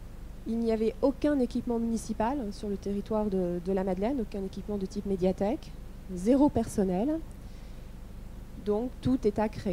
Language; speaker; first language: French; native; French